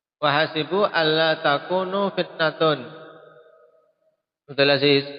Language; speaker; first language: Arabic; non-native, fluent; Indonesian